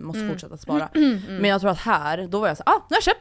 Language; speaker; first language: Swedish; native; Swedish